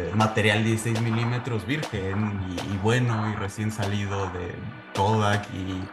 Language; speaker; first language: Spanish; native; Spanish